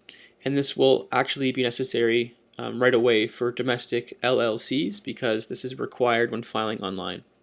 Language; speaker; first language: English; native; English